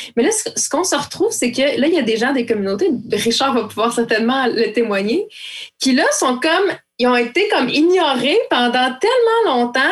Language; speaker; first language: French; native; French